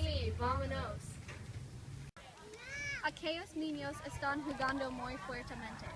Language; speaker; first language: Spanish; non-native, learner; English